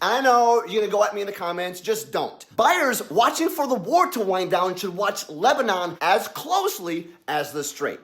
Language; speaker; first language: English; native; English